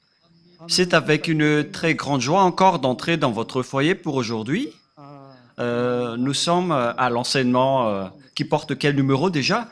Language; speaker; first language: French; non-native, local second language; Malagasy